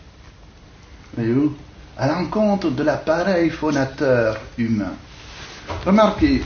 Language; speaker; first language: French; native; French